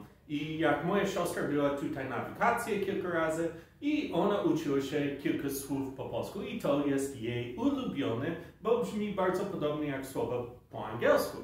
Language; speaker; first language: Polish; non-native, learner; English